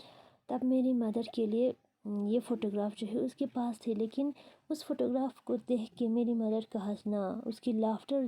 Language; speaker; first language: Hindi; non-native, local second language; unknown